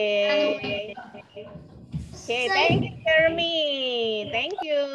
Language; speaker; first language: English; non-native, fluent; Indonesian